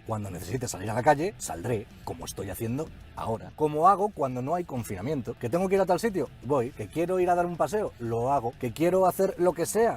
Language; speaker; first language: Spanish; native; Spanish